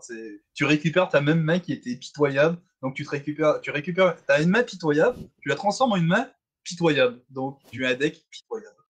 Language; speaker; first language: French; native; French